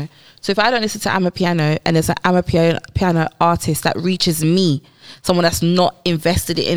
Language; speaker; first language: English; native; English